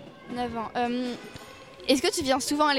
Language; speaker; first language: French; native; French